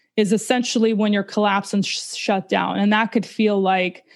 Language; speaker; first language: English; early bilingual, other home language; Russian